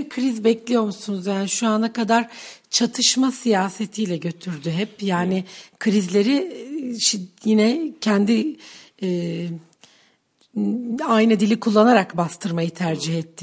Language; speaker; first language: Turkish; native; Turkish